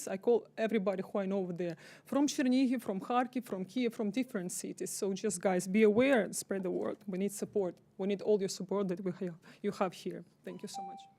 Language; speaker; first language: English; non-native, fluent; Ukrainian